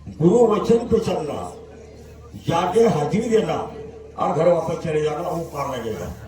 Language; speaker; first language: Hindi; non-native, local second language; Marathi